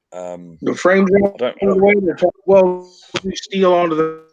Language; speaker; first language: English; native; English